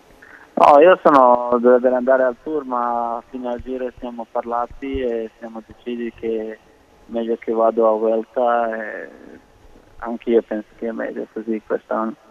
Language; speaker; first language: Italian; non-native, learner; Croatian